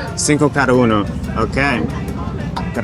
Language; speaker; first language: Spanish; non-native, learner; English